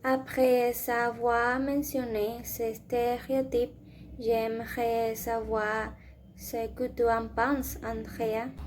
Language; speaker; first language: French; non-native, learner; Spanish